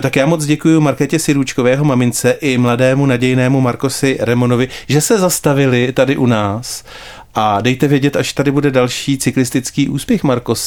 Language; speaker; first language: Czech; native; Czech